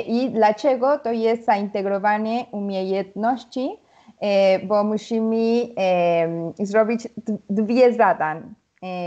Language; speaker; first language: Polish; non-native, learner; Spanish